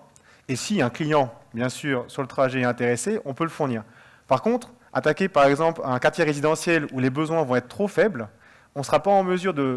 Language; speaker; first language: French; native; French